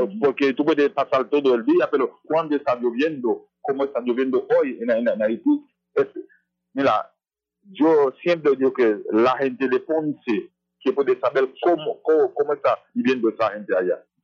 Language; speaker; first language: Spanish; non-native, fluent; Haitian Creole